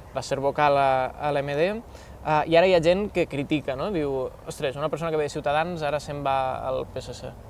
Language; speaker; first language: Catalan; native; Catalan